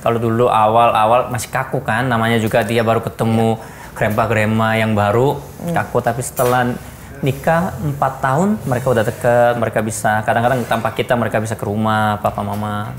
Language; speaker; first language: Indonesian; non-native, fluent; Korean